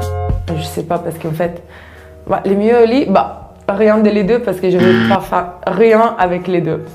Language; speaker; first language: French; non-native, learner; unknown